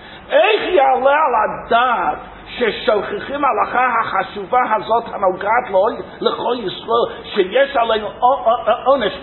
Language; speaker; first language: Hebrew; non-native, fluent; English